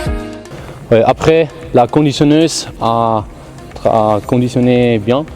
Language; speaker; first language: French; non-native, fluent; German